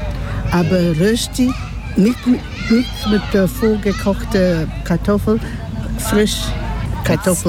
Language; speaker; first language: German; non-native, fluent; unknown